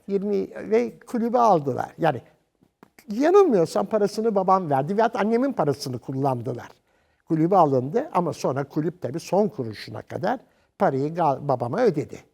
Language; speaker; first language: Turkish; native; Turkish